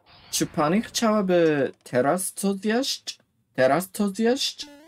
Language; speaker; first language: Polish; non-native, learner; English